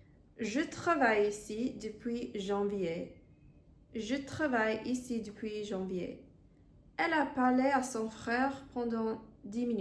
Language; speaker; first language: French; non-native, fluent; English